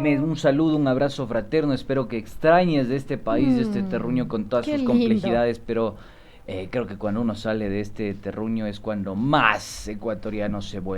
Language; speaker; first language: Spanish; native; Spanish